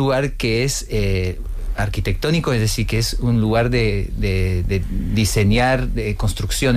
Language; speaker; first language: Spanish; non-native, fluent; French